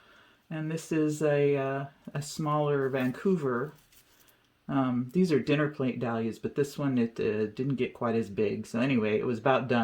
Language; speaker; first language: English; native; English